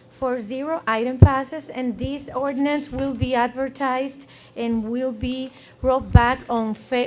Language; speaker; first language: English; non-native, fluent; Spanish